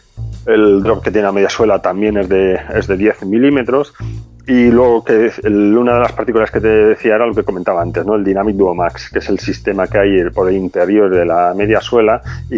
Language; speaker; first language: Spanish; native; Spanish